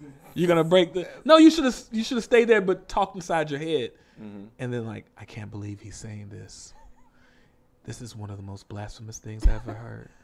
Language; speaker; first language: English; native; English